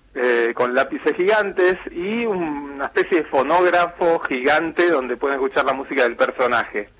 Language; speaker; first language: Spanish; native; Spanish